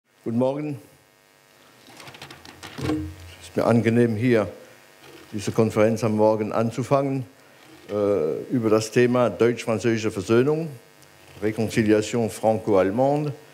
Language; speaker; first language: German; non-native, fluent; French